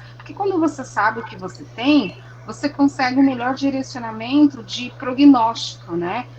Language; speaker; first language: Portuguese; native; Portuguese